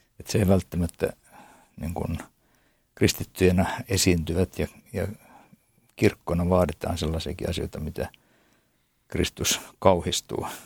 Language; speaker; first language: Finnish; native; Finnish